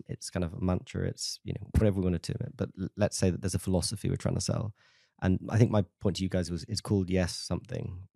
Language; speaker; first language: English; native; English